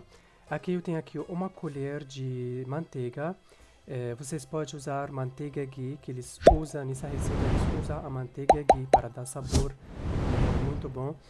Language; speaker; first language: Portuguese; non-native, fluent; Arabic